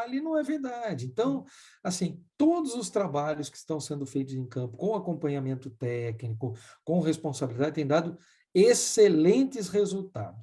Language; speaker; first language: Portuguese; native; Portuguese